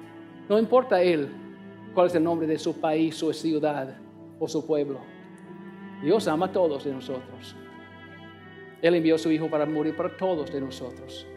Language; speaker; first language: Spanish; non-native, learner; English